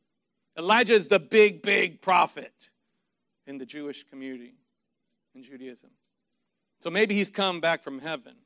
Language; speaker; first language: English; native; English